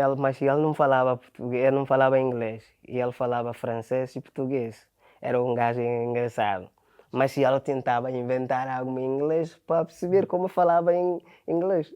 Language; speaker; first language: Portuguese; non-native, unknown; Akan